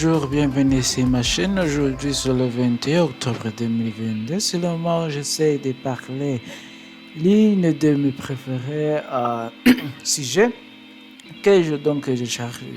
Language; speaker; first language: French; non-native, learner; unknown